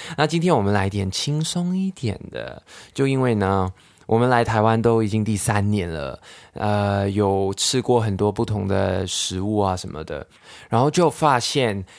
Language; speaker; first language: Chinese; non-native, local second language; Cantonese